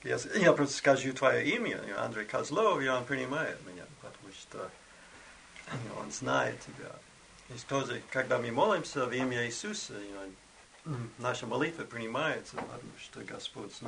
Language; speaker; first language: Russian; non-native, fluent; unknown